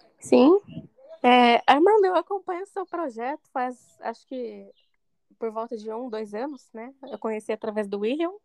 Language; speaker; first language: Portuguese; native; Portuguese